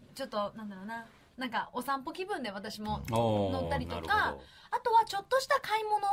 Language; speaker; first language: Japanese; native; Japanese